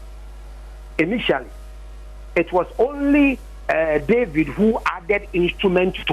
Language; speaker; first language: English; non-native, learner; Akan